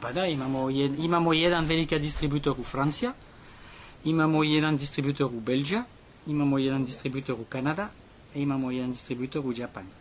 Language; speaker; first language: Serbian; non-native, learner; French